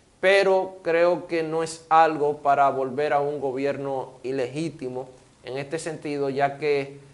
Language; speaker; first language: Spanish; native; Spanish